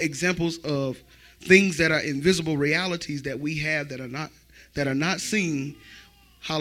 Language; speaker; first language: English; native; English